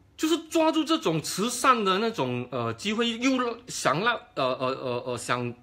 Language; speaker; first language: Chinese; native; Chinese